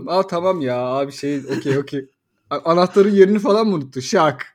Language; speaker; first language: Turkish; native; Turkish